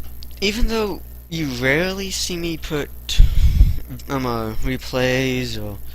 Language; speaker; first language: English; native; English